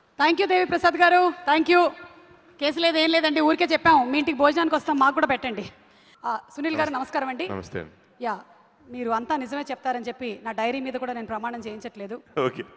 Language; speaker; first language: Telugu; native; Telugu